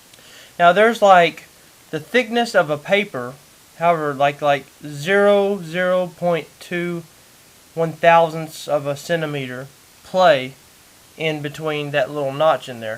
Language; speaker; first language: English; native; English